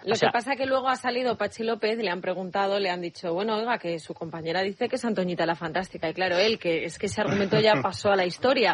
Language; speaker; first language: Spanish; native; Spanish